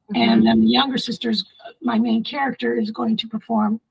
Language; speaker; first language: English; early bilingual, other home language; Italian